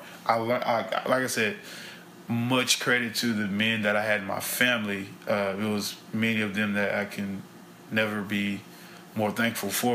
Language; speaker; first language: English; native; English